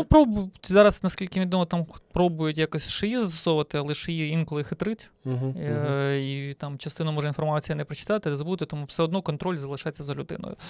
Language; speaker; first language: Ukrainian; native; Ukrainian